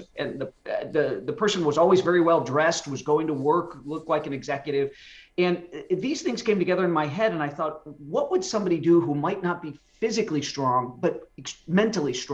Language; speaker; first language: English; native; English